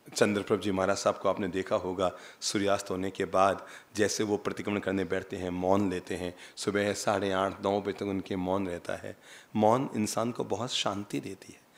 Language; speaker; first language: Hindi; native; Hindi